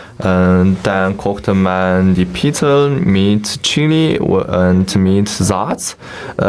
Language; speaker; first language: German; non-native, learner; Chinese